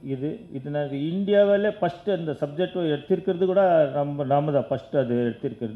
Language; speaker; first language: Tamil; non-native, learner; Kannada